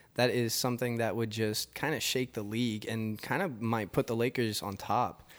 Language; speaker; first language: English; native; English